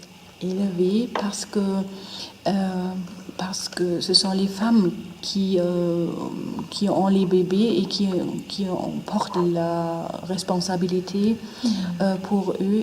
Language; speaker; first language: French; non-native, fluent; German